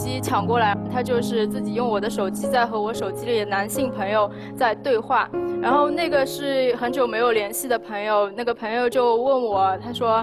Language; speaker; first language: Chinese; native; Chinese